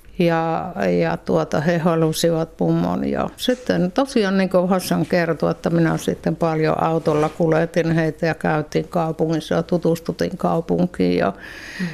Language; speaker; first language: Finnish; native; Finnish